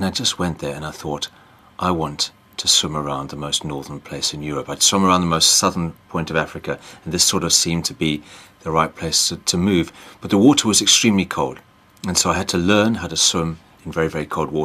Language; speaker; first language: English; native; English